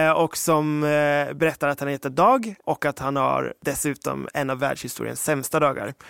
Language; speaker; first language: Swedish; early bilingual, other home language; English